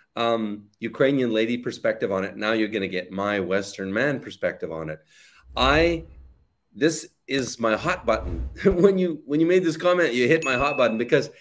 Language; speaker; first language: English; native; English